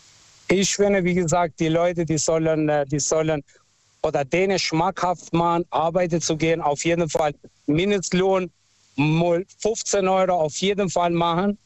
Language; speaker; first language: German; non-native, fluent; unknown